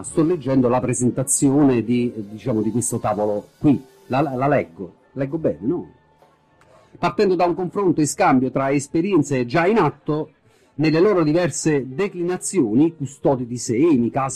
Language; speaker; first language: Italian; native; Italian